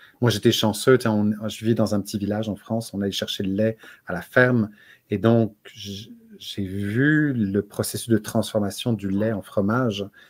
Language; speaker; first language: French; native; French